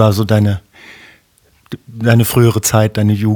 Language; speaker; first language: German; native; German